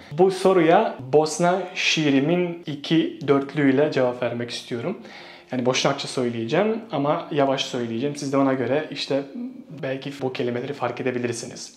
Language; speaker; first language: Turkish; non-native, fluent; Bosnian